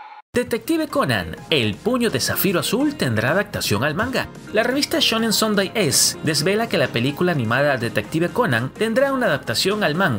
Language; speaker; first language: Spanish; native; Spanish